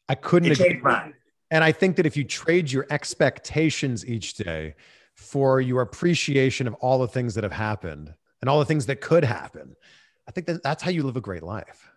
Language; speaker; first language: English; native; English